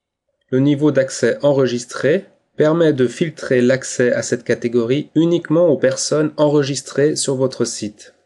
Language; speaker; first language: French; native; French